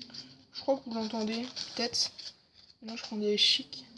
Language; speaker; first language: French; native; French